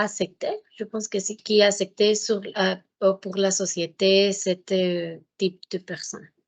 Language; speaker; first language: French; non-native, learner; Spanish